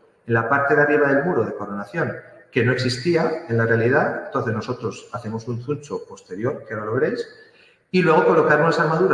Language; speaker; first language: Spanish; native; Spanish